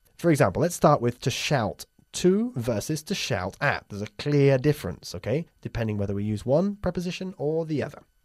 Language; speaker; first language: English; native; English